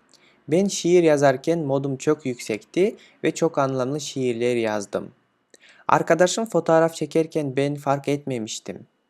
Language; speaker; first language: Turkish; non-native, fluent; Kyrgyz